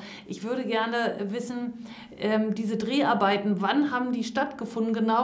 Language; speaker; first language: German; native; German